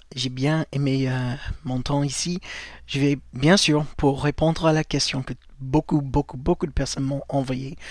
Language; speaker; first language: French; non-native, fluent; English